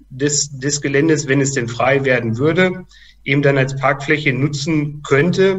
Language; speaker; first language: German; native; German